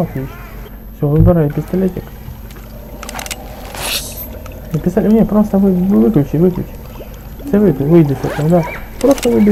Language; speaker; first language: Russian; native; Russian